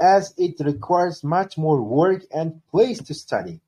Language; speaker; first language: English; non-native, fluent; Uzbek